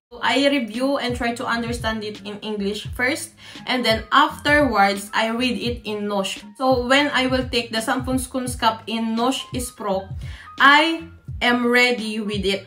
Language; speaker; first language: English; non-native, local second language; Filipino